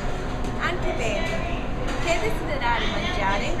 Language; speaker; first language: Italian; non-native, learner; English